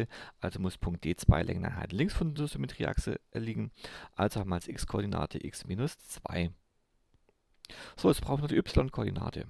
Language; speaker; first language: German; native; German